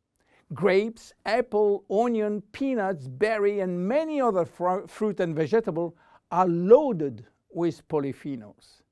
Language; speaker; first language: English; non-native, fluent; French